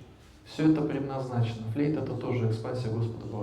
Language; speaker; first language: Russian; native; Russian